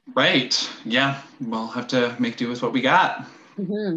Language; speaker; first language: English; non-native, fluent; French